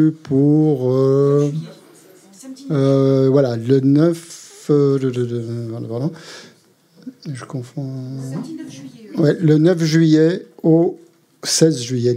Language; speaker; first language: French; native; French